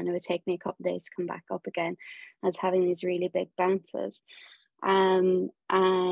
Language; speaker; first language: English; native; English